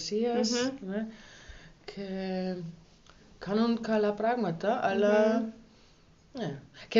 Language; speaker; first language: Greek; non-native, learner; German